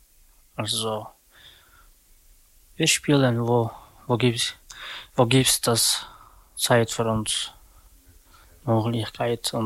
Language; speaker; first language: German; non-native, learner; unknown